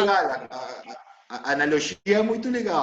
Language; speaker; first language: Portuguese; non-native, learner; Spanish